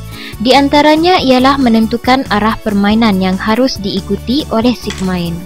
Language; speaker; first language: Malay; native; Malay